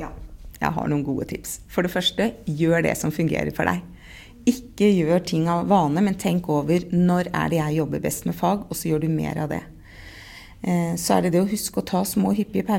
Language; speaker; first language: Norwegian; native; Norwegian